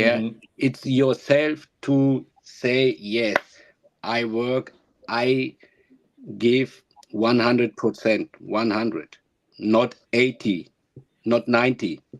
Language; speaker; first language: English; non-native, learner; German